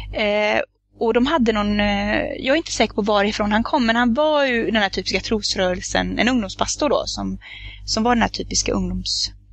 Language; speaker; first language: Swedish; native; Swedish